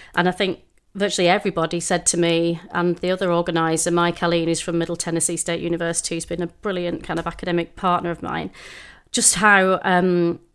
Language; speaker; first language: English; native; English